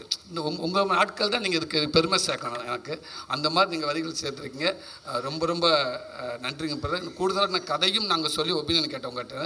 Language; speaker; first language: Tamil; native; Tamil